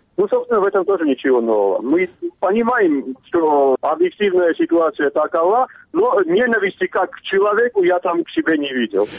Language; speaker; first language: Russian; non-native, local second language; Armenian